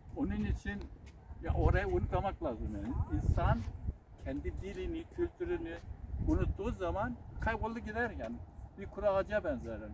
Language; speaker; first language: Turkish; non-native, local second language; Zaza